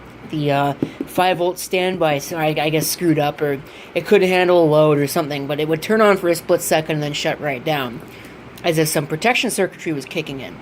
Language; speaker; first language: English; native; English